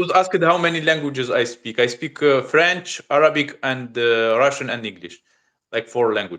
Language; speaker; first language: English; non-native, learner; Russian